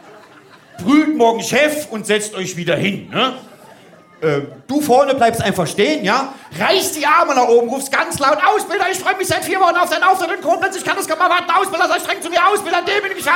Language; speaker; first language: German; native; German